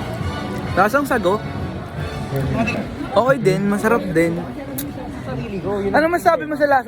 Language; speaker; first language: Filipino; native; Filipino